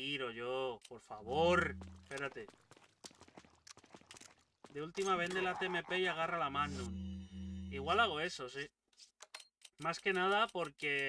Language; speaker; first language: Spanish; native; Spanish